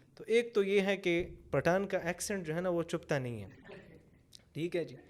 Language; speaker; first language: Urdu; non-native, local second language; Pashto